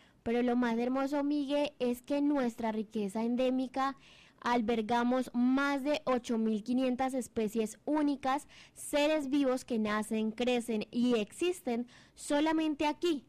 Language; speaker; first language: Spanish; native; Spanish